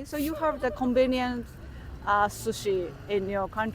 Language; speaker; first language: English; non-native, local second language; Japanese